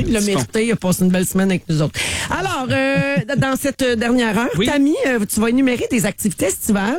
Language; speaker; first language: French; native; French